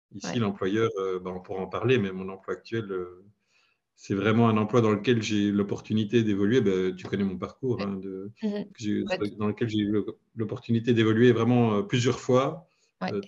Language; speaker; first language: French; native; French